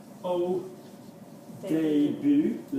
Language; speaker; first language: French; non-native, fluent; English